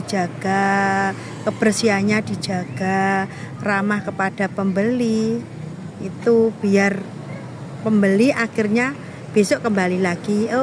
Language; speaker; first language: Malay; non-native, local second language; Javanese